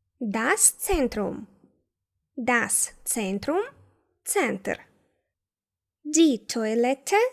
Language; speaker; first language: German; non-native, fluent; Ukrainian